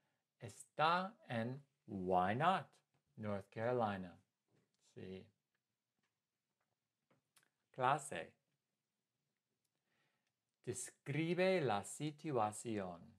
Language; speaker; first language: Spanish; non-native, fluent; English